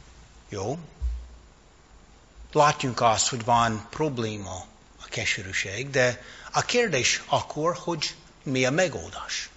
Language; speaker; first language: Hungarian; non-native, fluent; English